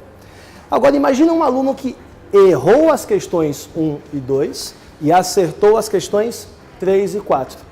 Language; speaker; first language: Portuguese; native; Portuguese